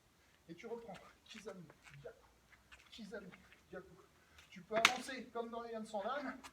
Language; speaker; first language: French; native; French